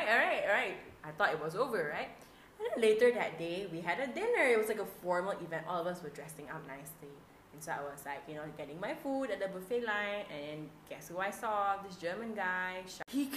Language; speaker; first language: English; non-native, local second language; Chinese